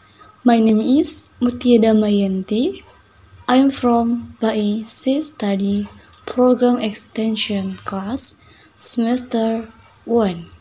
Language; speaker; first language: English; non-native, learner; Indonesian